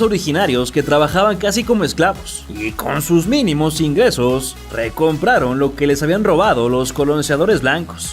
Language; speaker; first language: Spanish; native; Spanish